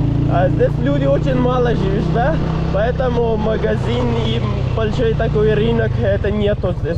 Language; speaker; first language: Russian; non-native, learner; Pashto